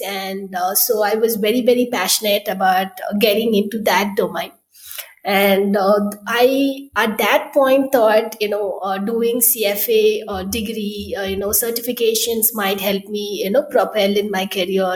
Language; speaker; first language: English; non-native, local second language; Tamil